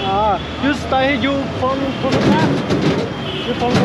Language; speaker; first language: English; non-native, learner; Vietnamese